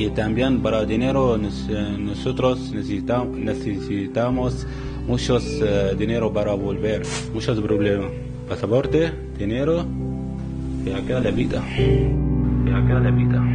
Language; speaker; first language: Spanish; non-native, learner; Arabic